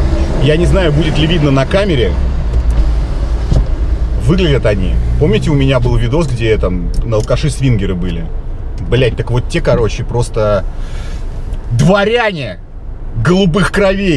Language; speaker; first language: Russian; native; Russian